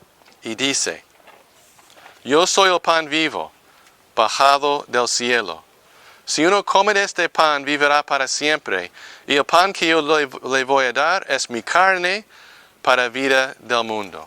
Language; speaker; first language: Spanish; non-native, fluent; English